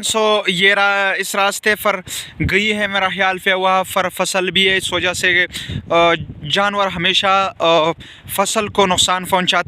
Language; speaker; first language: Hindi; non-native, local second language; Pashto